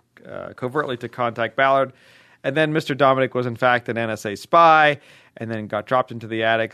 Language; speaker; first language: English; native; English